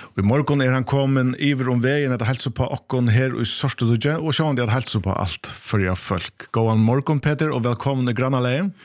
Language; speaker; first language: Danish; non-native, local second language; Faroese